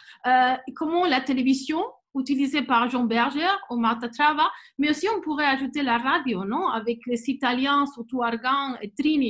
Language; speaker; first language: French; non-native, fluent; Spanish